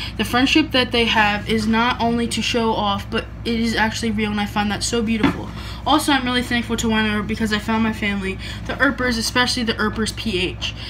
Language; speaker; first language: English; native; English